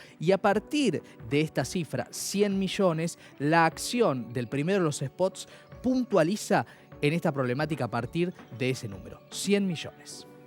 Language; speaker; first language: Spanish; native; Spanish